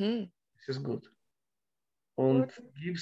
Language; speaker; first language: German; non-native, learner; Russian